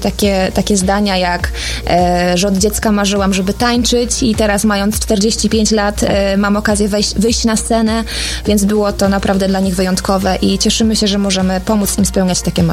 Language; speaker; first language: Polish; native; Polish